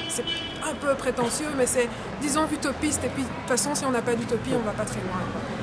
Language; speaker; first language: French; non-native, local second language; Lingala